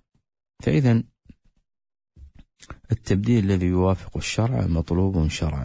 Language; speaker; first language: Arabic; native; Arabic